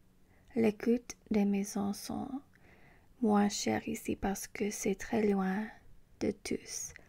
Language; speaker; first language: French; non-native, learner; English